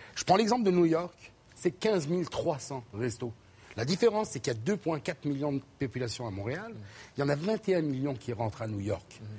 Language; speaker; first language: French; native; French